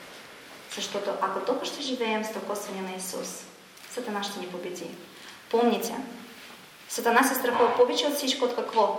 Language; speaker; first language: Bulgarian; non-native, fluent; Russian